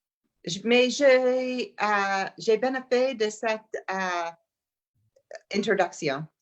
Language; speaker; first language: French; non-native, learner; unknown